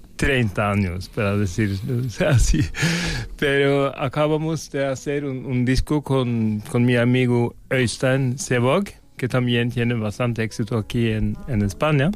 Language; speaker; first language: Spanish; non-native, fluent; Norwegian